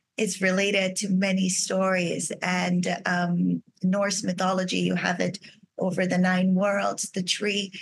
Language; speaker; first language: English; non-native, fluent; Portuguese